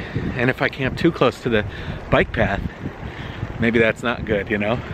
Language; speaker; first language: English; native; English